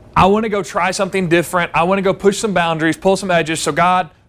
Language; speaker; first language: English; native; English